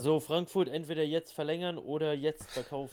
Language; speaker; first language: German; native; German